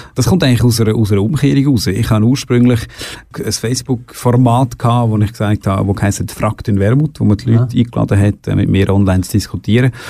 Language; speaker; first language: German; native; German